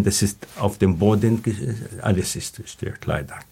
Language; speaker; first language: German; non-native, learner; Arabic